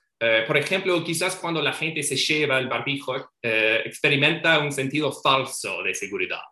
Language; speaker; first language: Spanish; non-native, fluent; English